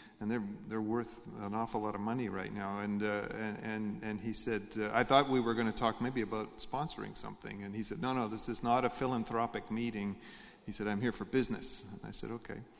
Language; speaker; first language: English; native; English